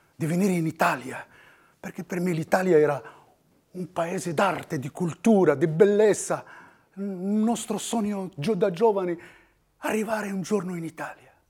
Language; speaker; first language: Italian; non-native, fluent; Arabic